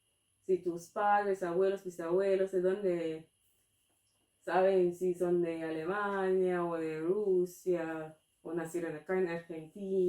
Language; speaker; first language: Spanish; non-native, fluent; English